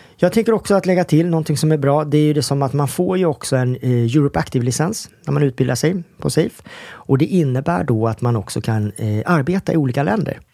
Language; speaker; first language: Swedish; early bilingual, other home language; Korean